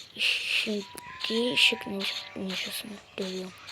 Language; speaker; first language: Turkish; non-native, learner; Azerbaijani